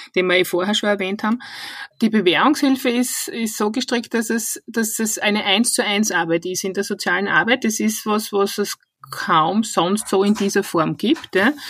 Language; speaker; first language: German; native; German